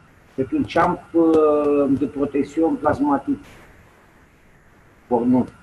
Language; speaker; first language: French; non-native, learner; Romanian